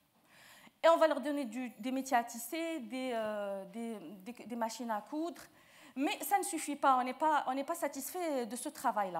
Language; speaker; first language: French; non-native, local second language; Arabic